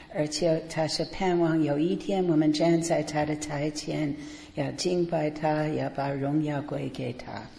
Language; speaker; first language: Chinese; native; Chinese